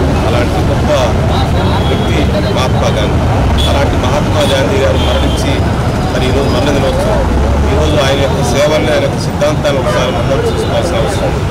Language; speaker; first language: Telugu; native; Telugu